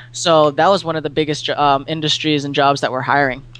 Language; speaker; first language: English; non-native, local second language; Filipino